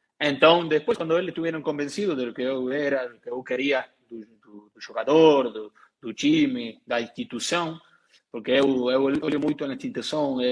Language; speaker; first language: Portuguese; non-native, learner; Spanish